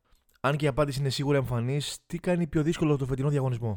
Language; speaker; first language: Greek; native; Greek